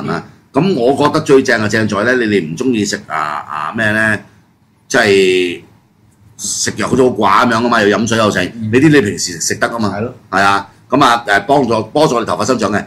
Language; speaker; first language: Cantonese; native; Cantonese